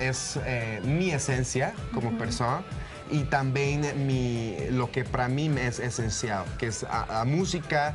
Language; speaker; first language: Portuguese; non-native, learner; Spanish